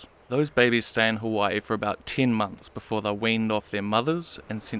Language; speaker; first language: English; native; English